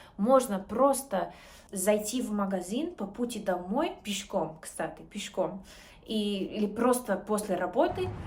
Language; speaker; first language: Russian; non-native, learner; English